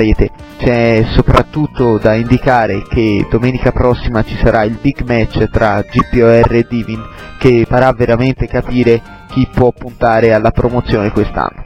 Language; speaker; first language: Italian; native; Italian